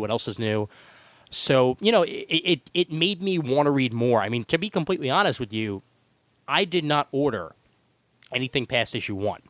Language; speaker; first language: English; native; English